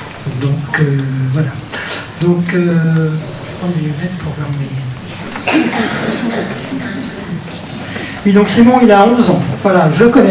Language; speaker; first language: French; native; French